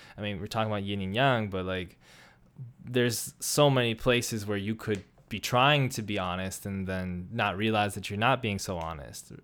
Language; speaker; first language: English; native; English